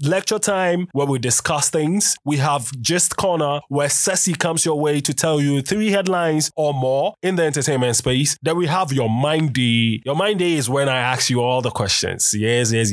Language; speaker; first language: English; non-native, local second language; Akan